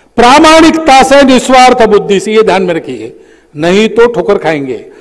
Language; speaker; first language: Hindi; native; Hindi